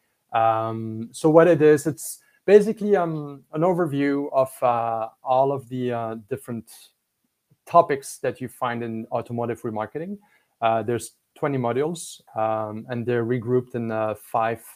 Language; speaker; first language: English; non-native, fluent; French